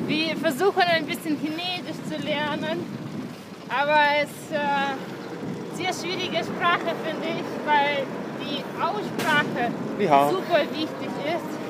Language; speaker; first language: German; non-native, fluent; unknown